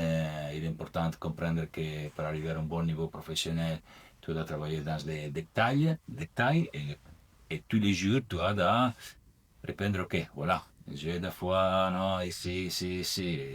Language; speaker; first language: French; non-native, learner; Italian